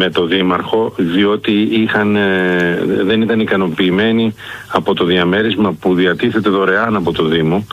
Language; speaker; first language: Greek; native; Greek